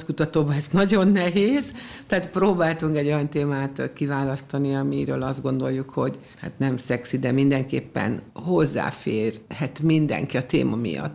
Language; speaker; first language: Hungarian; native; Hungarian